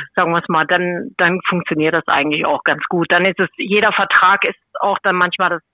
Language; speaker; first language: German; native; German